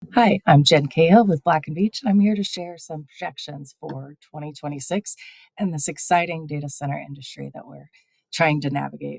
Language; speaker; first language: English; native; English